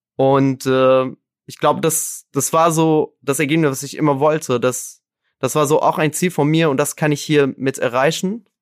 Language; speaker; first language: German; non-native, fluent; Arabic